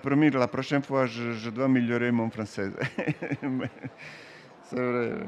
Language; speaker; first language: French; non-native, learner; Serbian